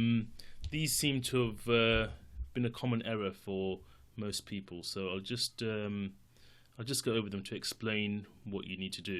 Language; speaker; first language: English; native; English